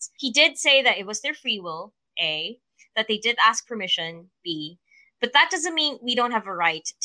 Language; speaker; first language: English; non-native, local second language; Filipino